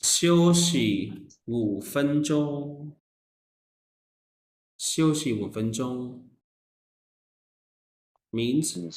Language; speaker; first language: Chinese; non-native, fluent; Urdu